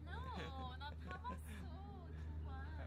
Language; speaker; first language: Korean; non-native, fluent; French